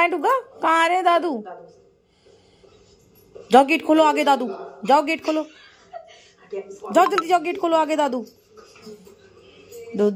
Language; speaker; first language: Hindi; native; Hindi